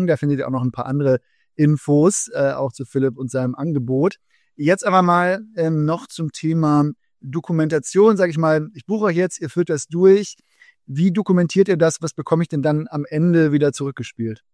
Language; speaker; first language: German; native; German